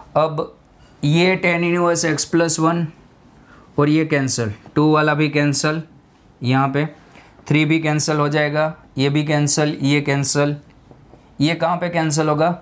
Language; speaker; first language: Hindi; non-native, local second language; Gujarati